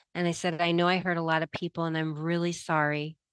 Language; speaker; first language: English; native; English